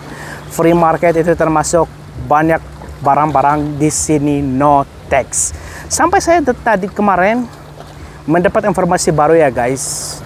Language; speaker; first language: Indonesian; non-native, fluent; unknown